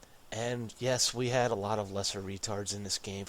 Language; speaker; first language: English; native; English